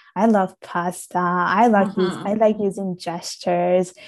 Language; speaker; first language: English; early bilingual, other home language; Italian